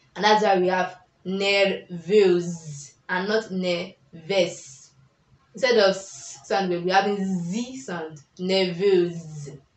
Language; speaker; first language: English; non-native, local second language; Yoruba